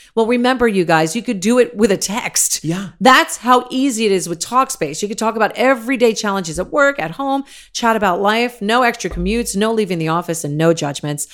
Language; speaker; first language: English; native; English